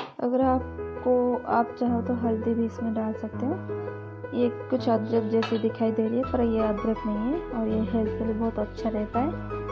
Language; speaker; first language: Hindi; non-native, local second language; Odia